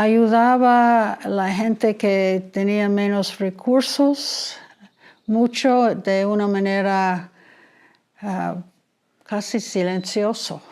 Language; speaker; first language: Spanish; non-native, fluent; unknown